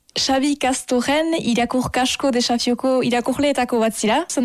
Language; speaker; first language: Basque; native; Basque